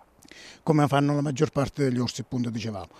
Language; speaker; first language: Italian; native; Italian